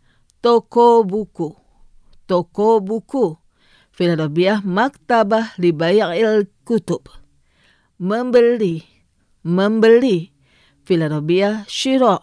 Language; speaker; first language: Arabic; non-native, fluent; Indonesian